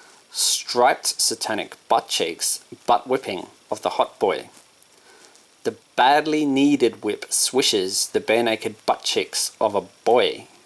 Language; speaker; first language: English; native; English